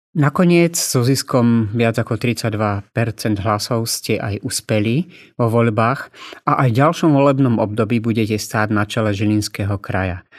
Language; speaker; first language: Slovak; native; Slovak